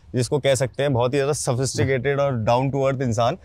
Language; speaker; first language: Hindi; native; Hindi